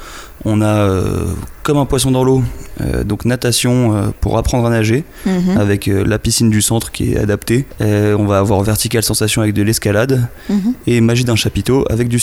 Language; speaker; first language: French; native; French